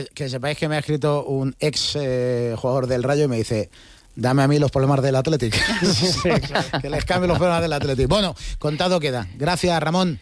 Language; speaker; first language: Spanish; native; Spanish